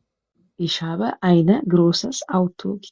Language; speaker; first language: German; non-native, learner; Amharic